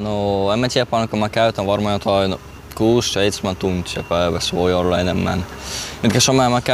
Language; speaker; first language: Finnish; early bilingual, other home language; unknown